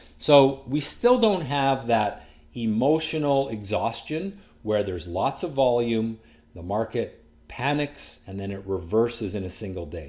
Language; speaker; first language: English; native; English